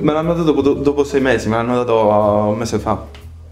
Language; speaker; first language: Italian; native; Italian